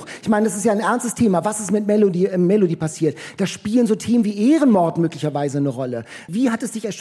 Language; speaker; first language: German; native; German